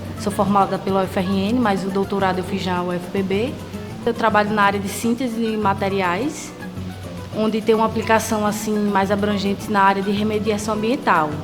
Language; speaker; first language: Portuguese; native; Portuguese